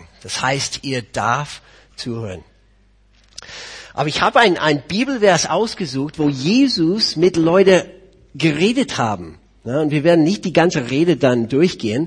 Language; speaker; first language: German; non-native, fluent; English